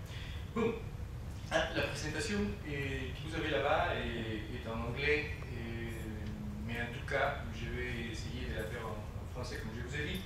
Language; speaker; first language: French; non-native, fluent; Spanish